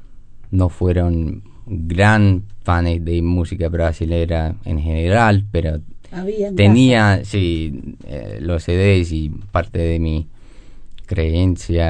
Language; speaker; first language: Spanish; non-native, learner; English